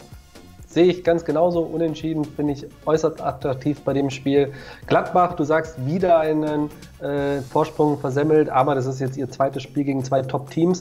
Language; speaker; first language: German; native; German